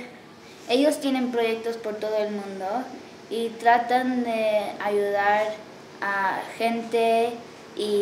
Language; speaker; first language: Spanish; early bilingual, heritage; English